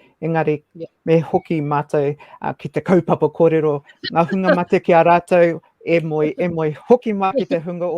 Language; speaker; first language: Māori; non-native, local second language; English